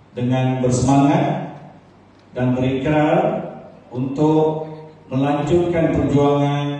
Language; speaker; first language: Malay; non-native, local second language; Tamil